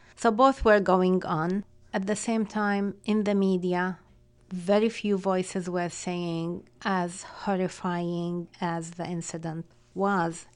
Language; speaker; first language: English; non-native, fluent; Arabic